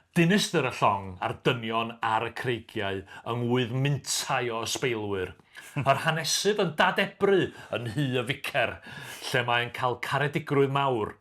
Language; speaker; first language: Welsh; native; Welsh